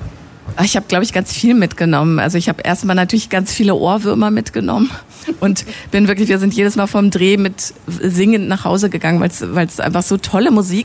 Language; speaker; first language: German; native; German